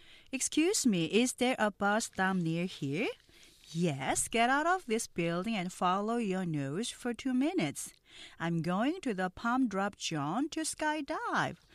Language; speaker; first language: English; non-native, fluent; Korean